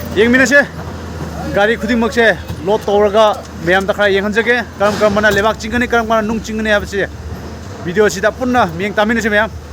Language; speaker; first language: Manipuri; native; Manipuri